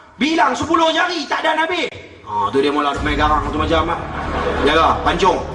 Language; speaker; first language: Malay; native; Malay